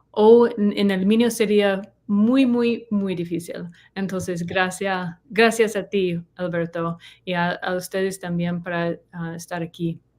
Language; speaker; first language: Spanish; non-native, learner; English